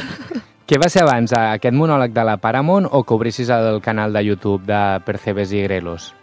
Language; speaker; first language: Catalan; native; Catalan